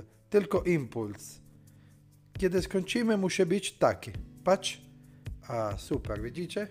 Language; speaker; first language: Polish; non-native, learner; Italian